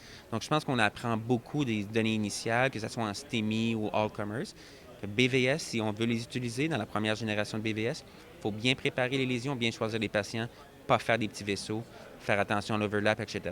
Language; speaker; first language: French; native; French